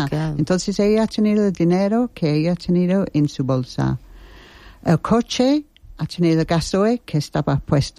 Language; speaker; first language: Spanish; non-native, learner; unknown